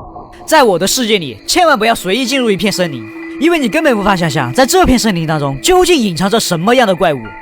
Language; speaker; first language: Chinese; native; Chinese